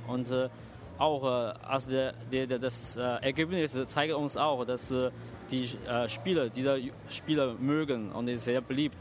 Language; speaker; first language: German; non-native, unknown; Chinese